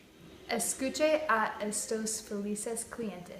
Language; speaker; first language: Spanish; non-native, learner; English